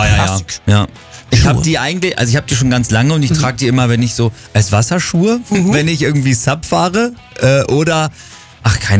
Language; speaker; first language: German; native; German